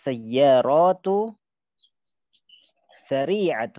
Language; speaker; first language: Arabic; non-native, learner; Indonesian